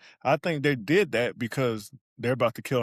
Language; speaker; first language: English; native; English